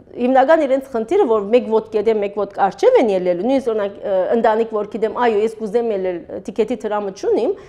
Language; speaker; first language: Armenian; early bilingual, heritage; Armenian